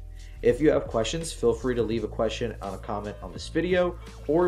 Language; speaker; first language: English; native; English